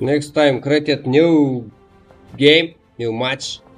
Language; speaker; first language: English; non-native, learner; Kazakh